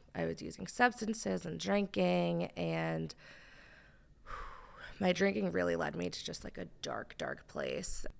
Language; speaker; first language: English; native; English